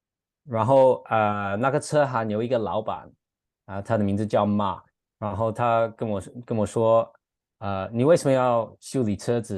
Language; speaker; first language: Chinese; non-native, fluent; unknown